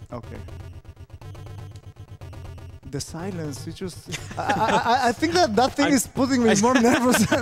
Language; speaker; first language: English; non-native, fluent; Spanish